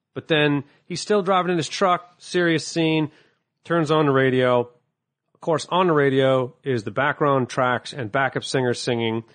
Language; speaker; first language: English; native; English